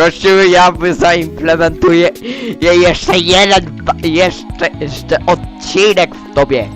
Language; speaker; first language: Polish; early bilingual, heritage; Polish